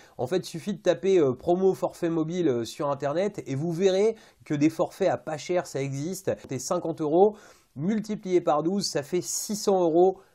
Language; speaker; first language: French; native; French